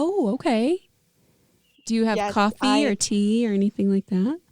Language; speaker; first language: English; native; English